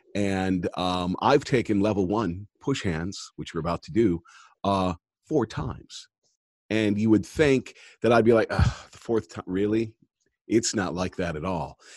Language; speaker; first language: English; native; English